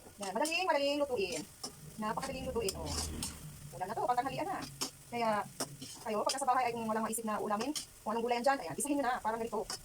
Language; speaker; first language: Filipino; native; Filipino